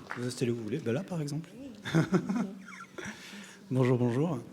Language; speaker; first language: French; native; French